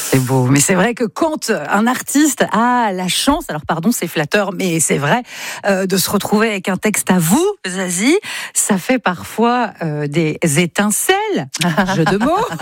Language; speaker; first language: French; native; French